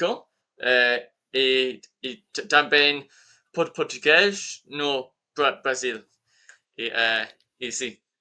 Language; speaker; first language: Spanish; non-native, learner; English